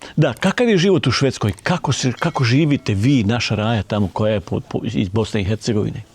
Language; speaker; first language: Bosnian; native; Bosnian